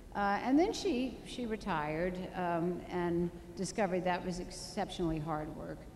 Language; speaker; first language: English; native; English